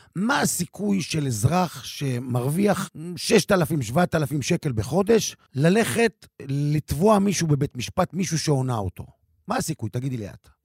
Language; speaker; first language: Hebrew; native; Hebrew